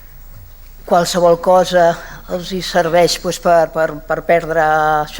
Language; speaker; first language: Catalan; native; Catalan